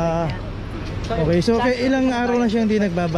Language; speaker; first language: Filipino; native; Filipino